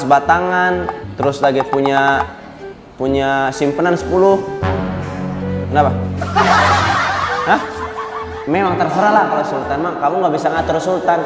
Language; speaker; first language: Indonesian; native; Indonesian